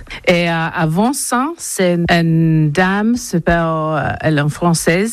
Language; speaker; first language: French; non-native, learner; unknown